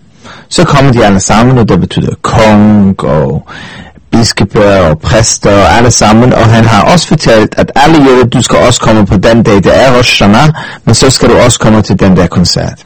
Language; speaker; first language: Danish; non-native, fluent; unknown